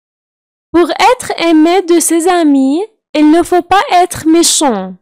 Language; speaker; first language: French; non-native, fluent; Arabic